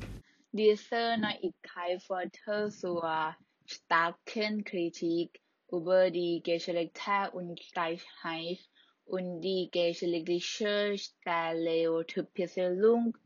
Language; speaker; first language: German; non-native, learner; Thai